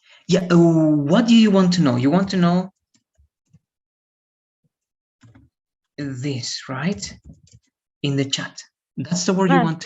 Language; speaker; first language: English; non-native, fluent; Spanish